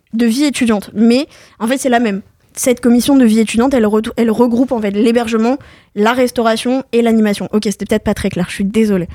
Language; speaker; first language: French; native; French